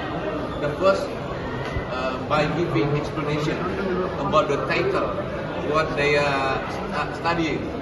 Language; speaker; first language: English; non-native, learner; Indonesian